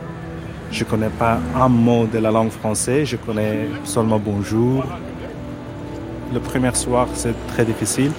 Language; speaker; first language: French; non-native, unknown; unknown